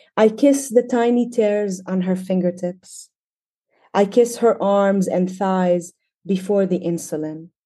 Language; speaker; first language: English; non-native, fluent; Arabic